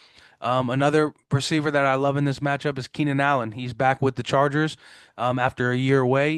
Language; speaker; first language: English; native; English